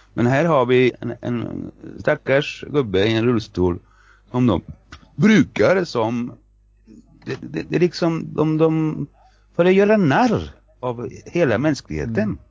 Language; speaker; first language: Swedish; non-native, fluent; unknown